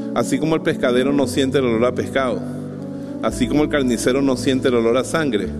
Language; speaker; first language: Spanish; native; Spanish